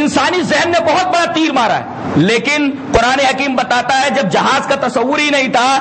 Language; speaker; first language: Urdu; native; Urdu